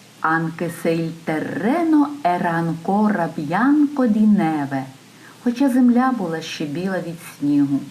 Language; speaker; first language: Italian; non-native, fluent; Ukrainian